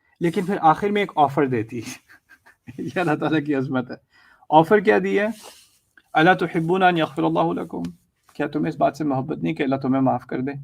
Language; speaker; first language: Urdu; early bilingual, heritage; Urdu